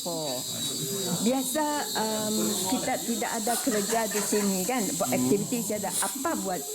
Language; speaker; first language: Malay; non-native, fluent; Japanese